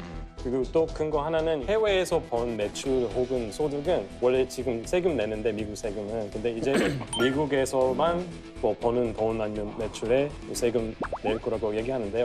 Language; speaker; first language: Korean; non-native, fluent; English